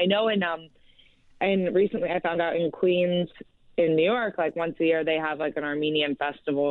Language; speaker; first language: English; native; English